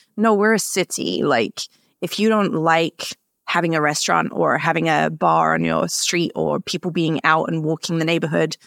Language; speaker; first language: English; native; English